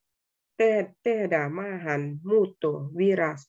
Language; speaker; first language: Finnish; non-native, learner; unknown